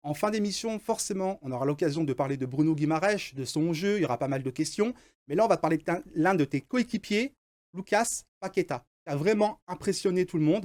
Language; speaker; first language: French; native; French